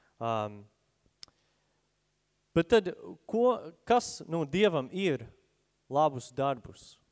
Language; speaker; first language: Latvian; non-native, fluent; English